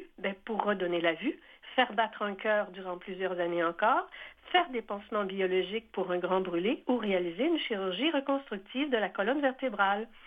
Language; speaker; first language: French; native; French